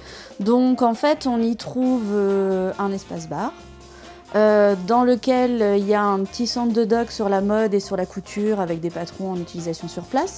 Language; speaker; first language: French; native; French